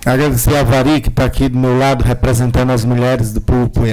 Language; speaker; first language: Spanish; non-native, learner; Portuguese